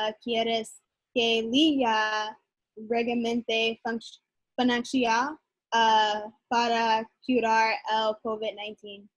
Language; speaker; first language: Spanish; non-native, learner; English